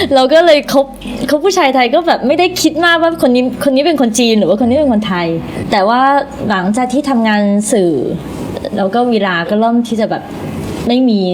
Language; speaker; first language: Thai; early bilingual, other home language; Chinese